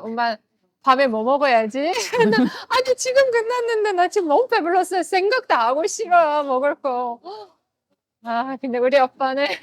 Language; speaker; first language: Korean; non-native, learner; Azerbaijani